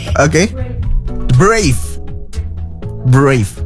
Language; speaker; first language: English; non-native, local second language; Indonesian